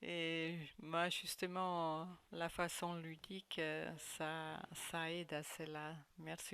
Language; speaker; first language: French; non-native, fluent; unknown